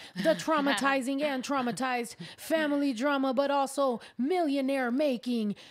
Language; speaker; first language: English; early bilingual, other home language; Spanish